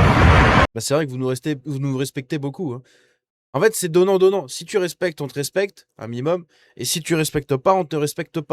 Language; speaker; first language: French; native; French